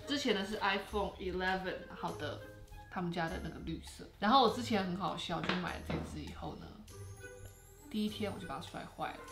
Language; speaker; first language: Chinese; native; Chinese